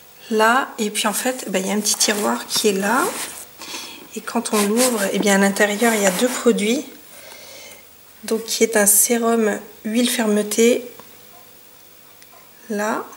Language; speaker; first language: French; native; French